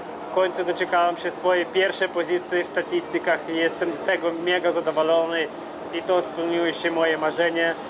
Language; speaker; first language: Polish; non-native, fluent; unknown